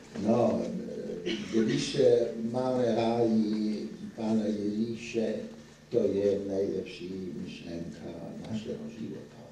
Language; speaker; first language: Czech; non-native, learner; Italian